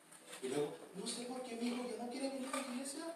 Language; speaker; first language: Spanish; early bilingual, heritage; Spanish